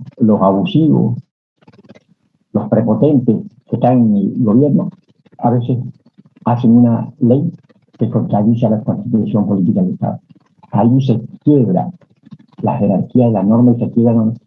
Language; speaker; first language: Spanish; native; Spanish